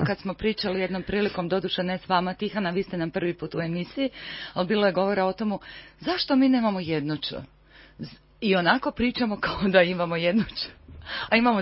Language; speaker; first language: Croatian; native; Croatian